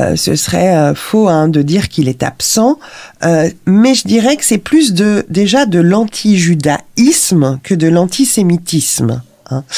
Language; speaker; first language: French; native; French